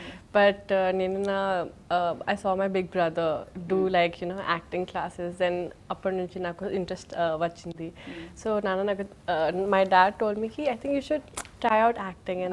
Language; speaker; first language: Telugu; non-native, local second language; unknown